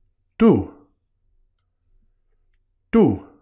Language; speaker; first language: Spanish; non-native, fluent; English